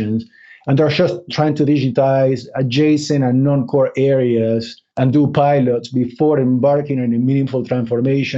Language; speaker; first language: English; non-native, fluent; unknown